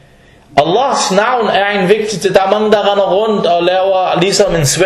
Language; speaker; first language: Danish; non-native, fluent; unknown